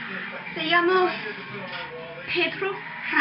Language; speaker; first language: Spanish; non-native, learner; English